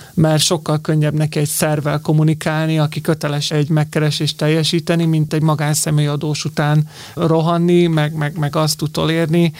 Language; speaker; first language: Hungarian; native; Hungarian